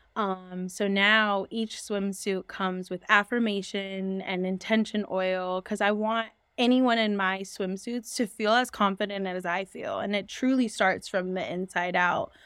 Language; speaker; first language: English; native; English